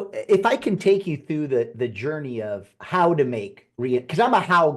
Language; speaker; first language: English; native; English